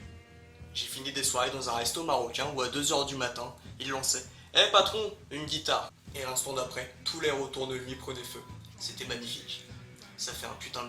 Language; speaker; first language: French; native; French